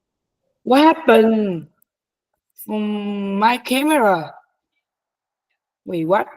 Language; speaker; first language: English; non-native, learner; Vietnamese